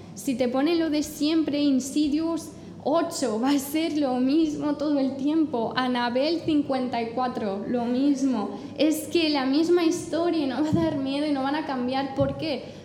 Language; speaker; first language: Spanish; non-native, fluent; English